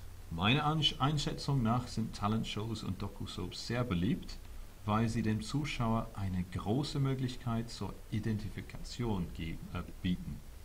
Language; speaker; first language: German; non-native, fluent; English